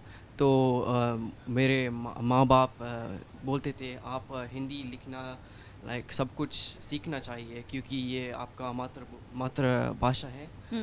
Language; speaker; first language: Hindi; early bilingual, heritage; Hindi